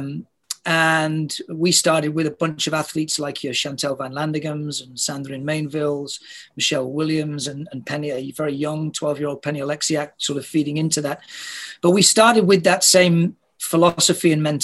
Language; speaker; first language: English; native; English